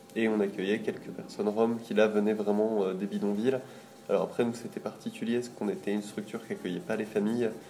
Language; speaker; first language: French; native; French